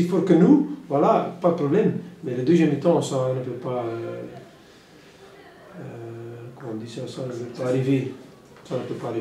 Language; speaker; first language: French; non-native, local second language; Dutch